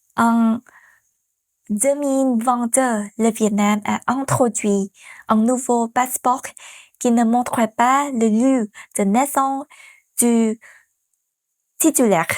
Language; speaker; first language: French; non-native, fluent; Vietnamese